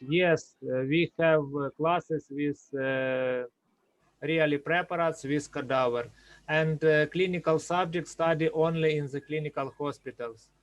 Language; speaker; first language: English; non-native, learner; Ukrainian